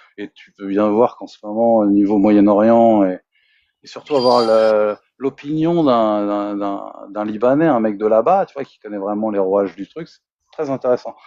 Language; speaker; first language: French; native; French